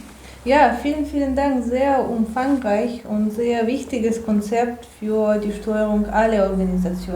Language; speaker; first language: German; non-native, fluent; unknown